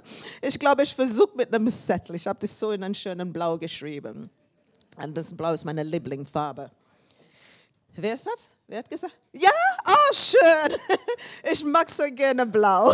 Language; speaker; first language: German; non-native, learner; English